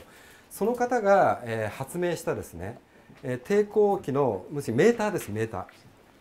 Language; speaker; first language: Japanese; native; Japanese